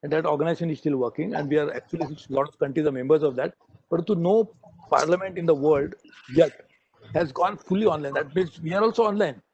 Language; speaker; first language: English; non-native, local second language; Marathi